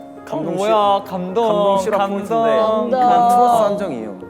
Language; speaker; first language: Korean; native; Korean